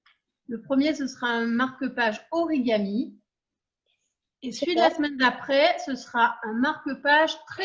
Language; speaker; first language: French; native; French